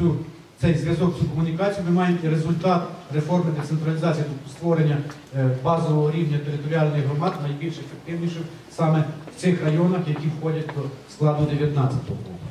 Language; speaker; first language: Ukrainian; native; Ukrainian